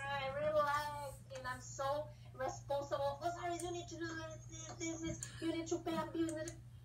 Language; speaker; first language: English; non-native, learner; Portuguese